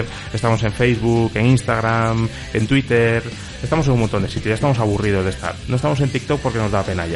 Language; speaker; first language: Spanish; native; Spanish